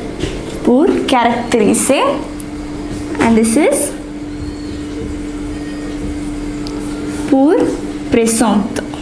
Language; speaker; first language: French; non-native, fluent; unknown